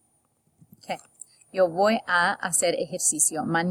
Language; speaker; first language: Spanish; non-native, fluent; English